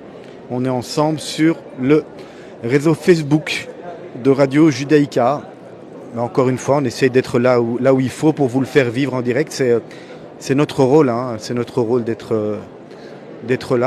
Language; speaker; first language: French; native; French